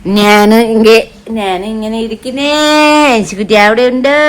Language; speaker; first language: Malayalam; non-native, learner; Nepali